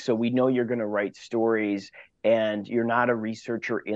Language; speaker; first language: English; native; English